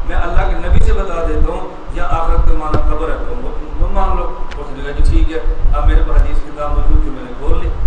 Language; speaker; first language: Urdu; non-native, local second language; Punjabi